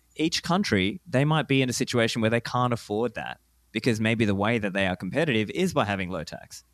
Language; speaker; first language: English; native; English